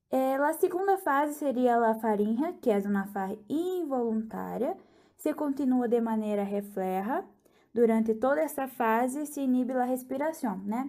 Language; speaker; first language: Portuguese; non-native, learner; Spanish